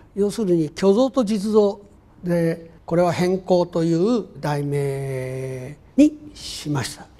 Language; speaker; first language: Japanese; native; Japanese